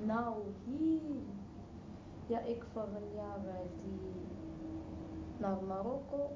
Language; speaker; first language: Dutch; non-native, learner; Arabic